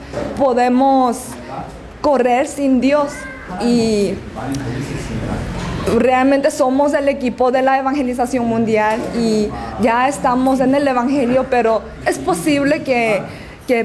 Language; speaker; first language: Spanish; non-native, learner; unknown